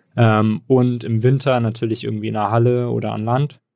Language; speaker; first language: German; native; German